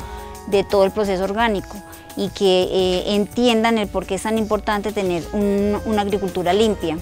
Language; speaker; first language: Spanish; native; Spanish